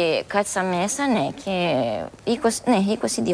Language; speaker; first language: Greek; non-native, learner; Romanian